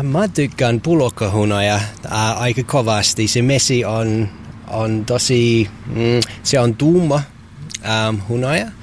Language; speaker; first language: Finnish; non-native, learner; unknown